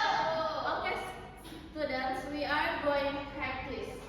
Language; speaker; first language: English; non-native, learner; Indonesian